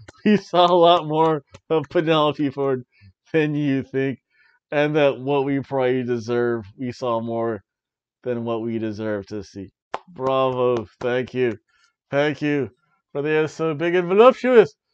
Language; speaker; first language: English; native; English